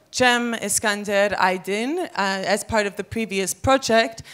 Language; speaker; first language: English; native; English